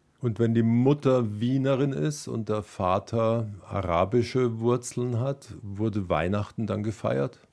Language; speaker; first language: German; native; German